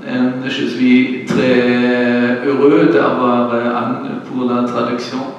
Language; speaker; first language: French; non-native, learner; German